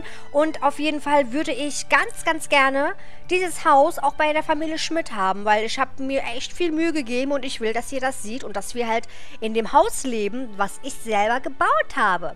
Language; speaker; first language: German; native; German